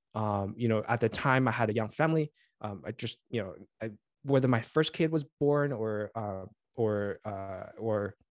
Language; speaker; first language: English; non-native, fluent; Chinese